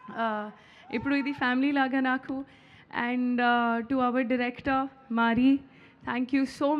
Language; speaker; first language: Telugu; non-native, learner; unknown